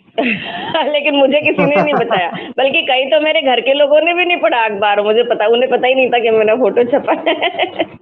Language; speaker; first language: Hindi; non-native, local second language; Marathi